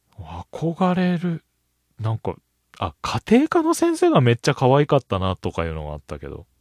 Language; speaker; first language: Japanese; native; Japanese